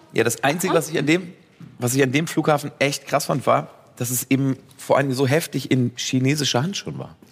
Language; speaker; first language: German; native; German